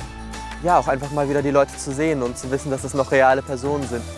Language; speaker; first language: German; native; German